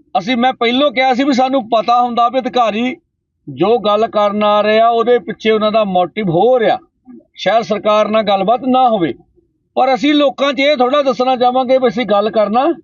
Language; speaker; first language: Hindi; non-native, local second language; Punjabi